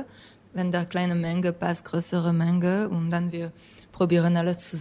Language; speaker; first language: German; non-native, fluent; English